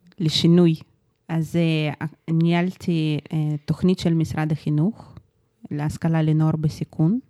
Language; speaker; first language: Hebrew; early bilingual, other home language; Russian